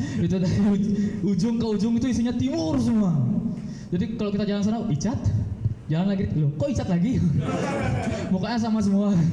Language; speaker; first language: Indonesian; native; Indonesian